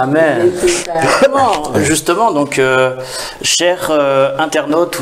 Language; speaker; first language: French; native; French